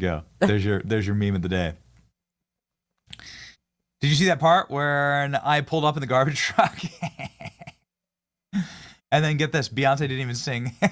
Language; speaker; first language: English; native; English